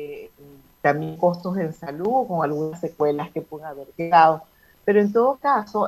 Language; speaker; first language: Spanish; native; Spanish